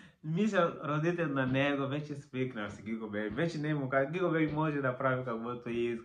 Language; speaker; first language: Bulgarian; non-native, learner; Macedonian